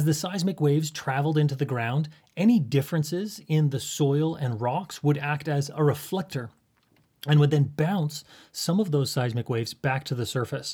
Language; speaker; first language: English; native; English